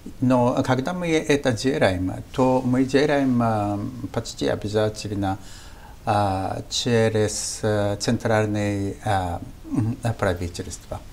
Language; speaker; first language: Russian; non-native, fluent; Japanese